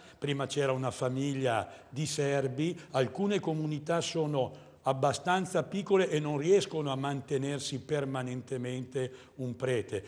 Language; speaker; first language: Italian; native; Italian